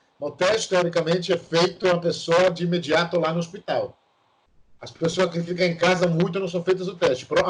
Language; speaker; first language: Portuguese; non-native, fluent; Italian